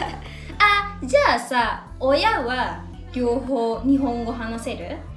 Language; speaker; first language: Japanese; early bilingual, other home language; Indonesian